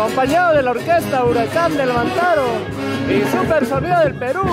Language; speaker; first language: Spanish; native; Spanish